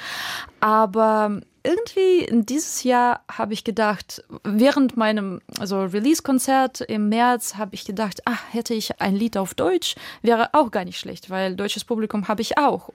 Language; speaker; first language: German; non-native, fluent; Russian